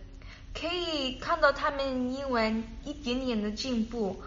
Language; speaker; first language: Chinese; early bilingual, other home language; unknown